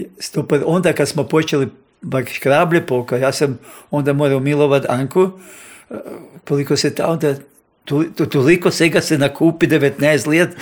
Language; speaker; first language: Croatian; native; Croatian